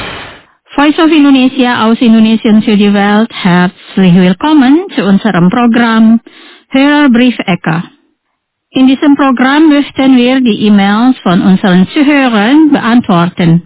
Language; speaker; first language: German; non-native, fluent; Indonesian